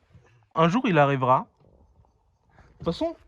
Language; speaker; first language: French; native; French